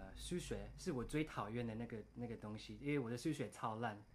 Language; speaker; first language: Chinese; early bilingual, heritage; Chinese